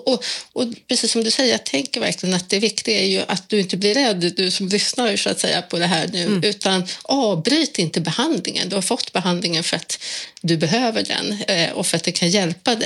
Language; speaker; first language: Swedish; native; Swedish